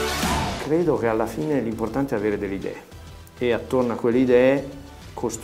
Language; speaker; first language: Italian; native; Italian